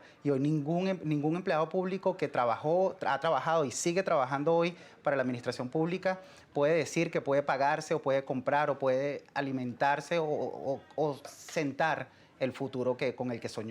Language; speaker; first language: Spanish; native; Spanish